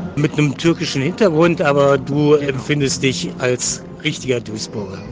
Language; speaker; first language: German; native; German